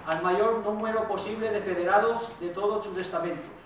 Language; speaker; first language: Spanish; non-native, local second language; Catalan